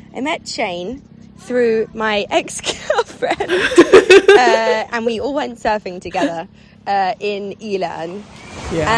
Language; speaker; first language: English; native; English